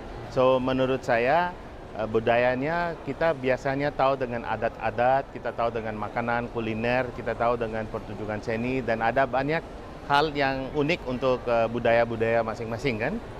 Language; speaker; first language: Indonesian; non-native, fluent; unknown